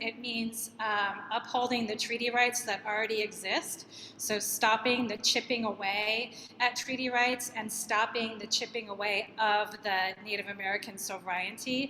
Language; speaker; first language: English; native; English